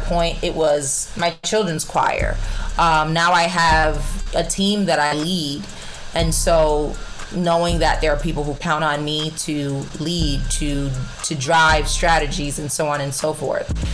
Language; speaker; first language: English; early bilingual, other home language; Haitian Creole